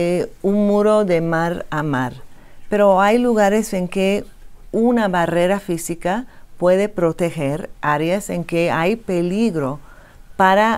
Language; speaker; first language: Spanish; non-native, fluent; English